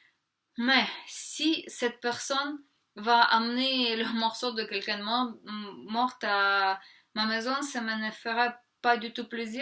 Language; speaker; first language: French; non-native, fluent; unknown